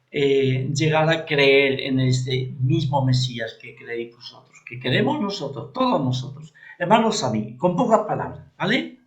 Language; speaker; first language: Spanish; native; Spanish